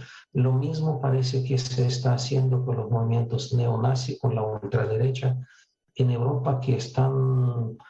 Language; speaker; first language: Spanish; non-native, fluent; Russian